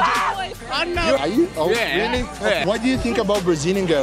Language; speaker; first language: English; non-native, fluent; Portuguese